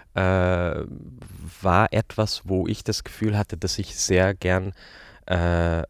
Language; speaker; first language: German; non-native, fluent; Hungarian